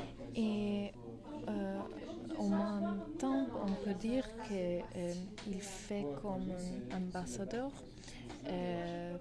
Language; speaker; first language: French; non-native, learner; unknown